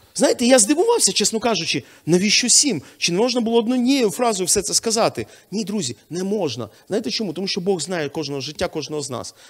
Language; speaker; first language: Ukrainian; non-native, local second language; Russian